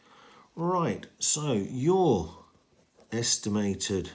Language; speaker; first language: English; native; English